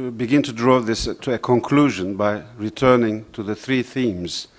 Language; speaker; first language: English; non-native, fluent; Turkish